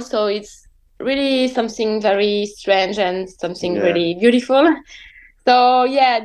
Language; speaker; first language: English; non-native, fluent; French